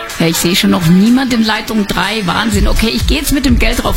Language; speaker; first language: German; native; German